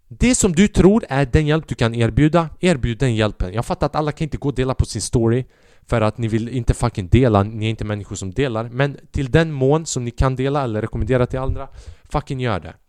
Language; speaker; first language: Swedish; early bilingual, other home language; Albanian